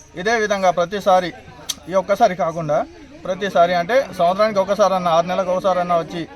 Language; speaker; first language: Telugu; non-native, local second language; Lambadi